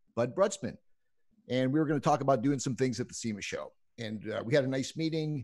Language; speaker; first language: English; native; English